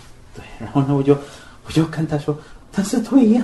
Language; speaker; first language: Chinese; non-native, fluent; Spanish